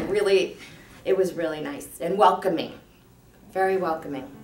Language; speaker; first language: English; native; English